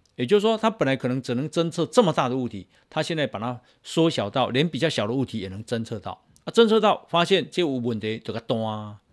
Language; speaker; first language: Chinese; native; Chinese